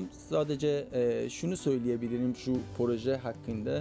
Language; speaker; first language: Turkish; non-native, fluent; Persian